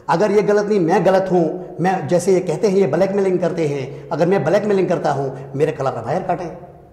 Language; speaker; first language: Hindi; native; Hindi